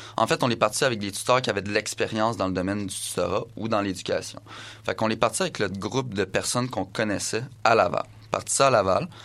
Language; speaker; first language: French; native; French